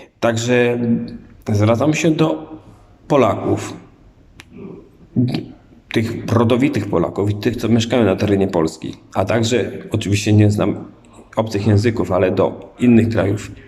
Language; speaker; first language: Polish; native; Polish